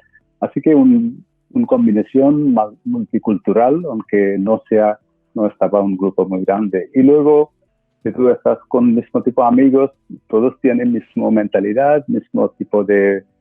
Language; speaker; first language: Spanish; non-native, fluent; Bangla